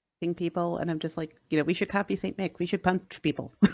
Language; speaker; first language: English; native; English